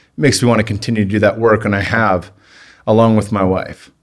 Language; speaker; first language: English; native; English